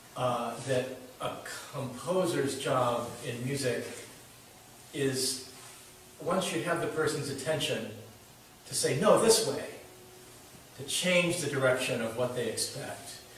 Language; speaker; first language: English; native; English